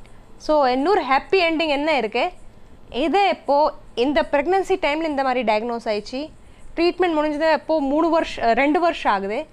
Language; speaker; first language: Tamil; non-native, learner; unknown